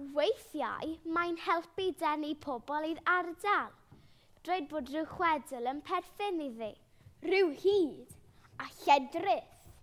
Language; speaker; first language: Welsh; native; Welsh